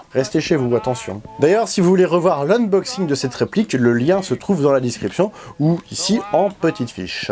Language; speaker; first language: French; native; French